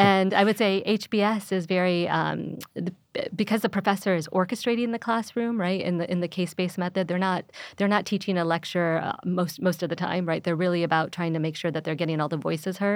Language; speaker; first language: English; early bilingual, other home language; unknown